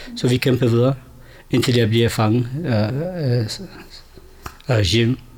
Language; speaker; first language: Danish; non-native, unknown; Kurdish